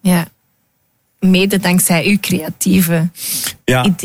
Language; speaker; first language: Dutch; native; Dutch